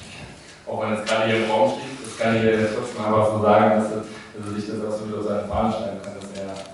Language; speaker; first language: German; native; German